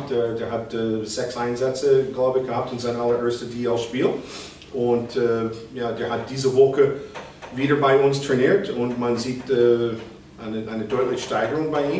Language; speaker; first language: German; non-native, fluent; English